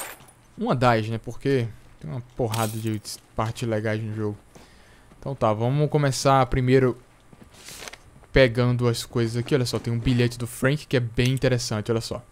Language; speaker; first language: Portuguese; native; Portuguese